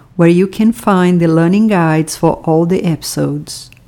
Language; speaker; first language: English; non-native, fluent; Portuguese